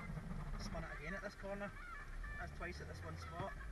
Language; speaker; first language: English; native; English